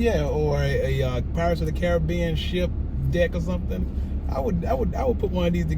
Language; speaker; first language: English; native; English